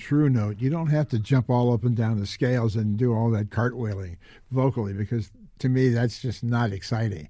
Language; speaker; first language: English; native; English